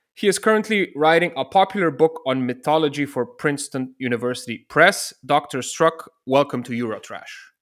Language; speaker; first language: English; non-native, fluent; Slovenian